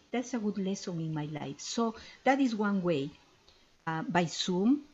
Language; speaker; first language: English; non-native, fluent; Spanish